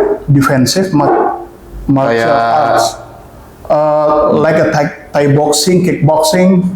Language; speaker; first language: English; non-native, local second language; Indonesian